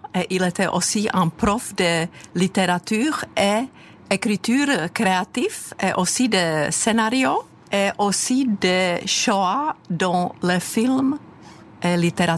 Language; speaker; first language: French; non-native, fluent; Czech